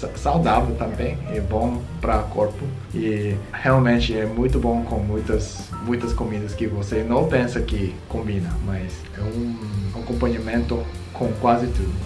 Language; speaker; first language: Portuguese; non-native, learner; Korean